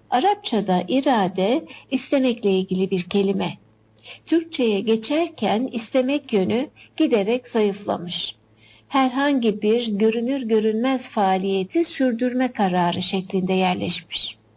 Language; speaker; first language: Turkish; native; Turkish